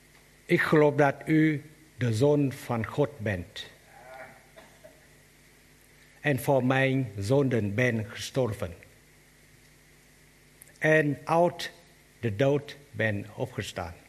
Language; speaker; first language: Dutch; non-native, learner; Vietnamese